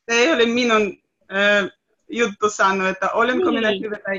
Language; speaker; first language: Finnish; non-native, learner; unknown